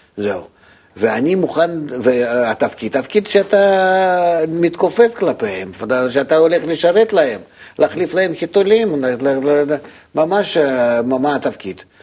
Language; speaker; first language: Hebrew; non-native, fluent; Russian